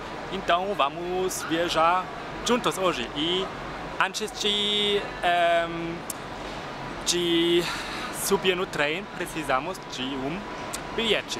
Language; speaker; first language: Portuguese; non-native, fluent; German